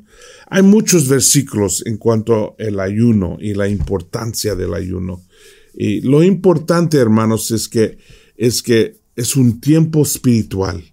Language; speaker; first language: Spanish; non-native, fluent; English